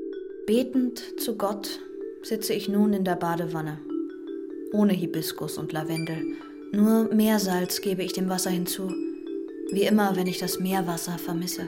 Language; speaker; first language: German; non-native, fluent; Persian